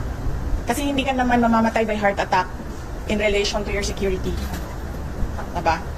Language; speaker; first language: Filipino; non-native, local second language; Cebuano